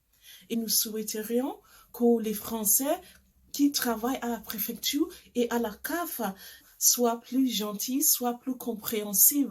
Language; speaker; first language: French; non-native, fluent; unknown